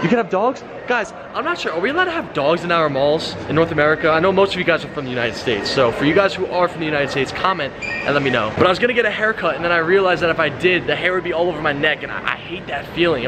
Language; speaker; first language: English; native; English